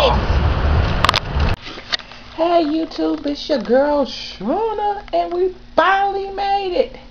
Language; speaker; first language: English; native; English